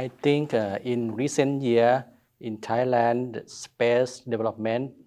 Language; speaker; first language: English; non-native, learner; Thai